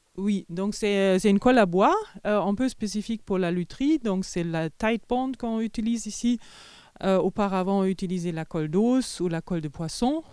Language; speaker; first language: French; non-native, fluent; German